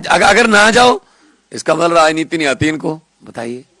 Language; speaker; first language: Hindi; non-native, local second language; Punjabi